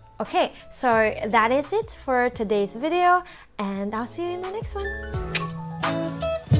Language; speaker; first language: English; non-native, fluent; Chinese